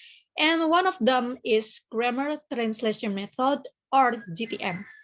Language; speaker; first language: English; non-native, learner; Indonesian